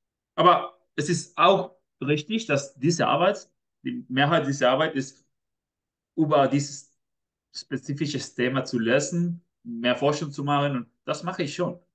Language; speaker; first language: German; non-native, fluent; Spanish